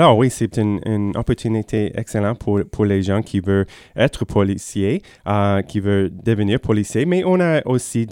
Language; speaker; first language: French; non-native, fluent; English